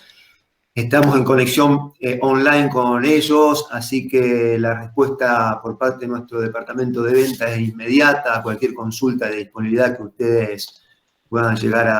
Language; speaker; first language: Spanish; native; Spanish